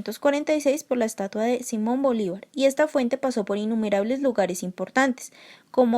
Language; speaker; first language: Spanish; native; Spanish